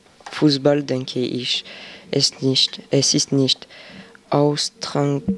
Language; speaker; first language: German; non-native, learner; French